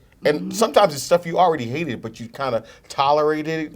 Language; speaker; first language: English; native; English